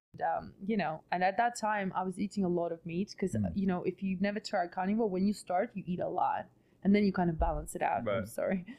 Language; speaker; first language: English; non-native, fluent; Latvian